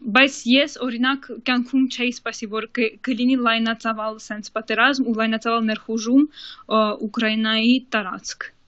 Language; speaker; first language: Armenian; early bilingual, heritage; Armenian